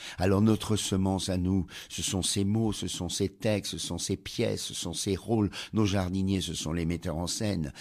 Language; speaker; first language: French; native; French